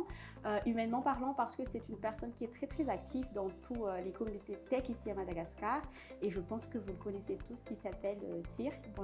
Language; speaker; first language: French; non-native, local second language; Malagasy